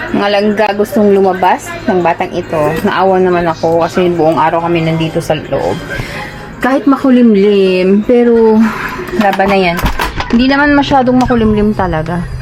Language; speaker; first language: Filipino; non-native, local second language; Cebuano